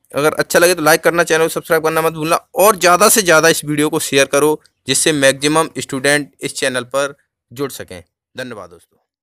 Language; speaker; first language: Hindi; native; Hindi